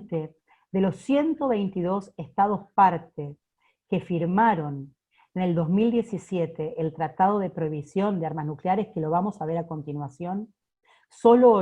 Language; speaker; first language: Spanish; native; Spanish